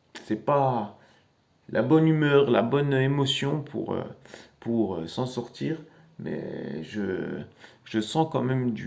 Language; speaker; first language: French; native; French